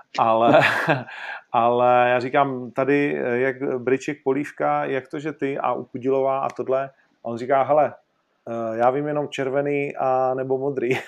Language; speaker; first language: Czech; native; Czech